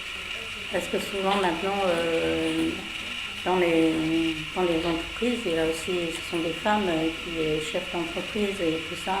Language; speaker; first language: French; non-native, fluent; Chinese